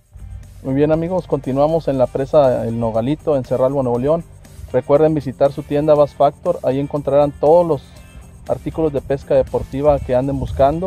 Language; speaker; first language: Spanish; native; Spanish